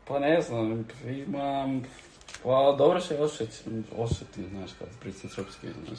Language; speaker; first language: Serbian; early bilingual, heritage; Spanish